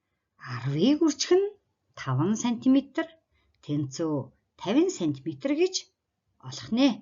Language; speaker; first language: Mongolian; native; Mongolian